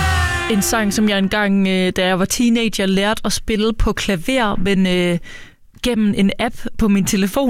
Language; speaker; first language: Danish; native; Danish